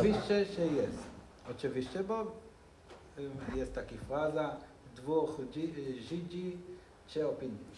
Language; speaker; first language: Polish; non-native, learner; Hebrew